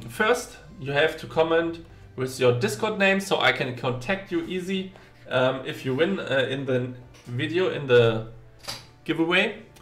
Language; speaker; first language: English; non-native, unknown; German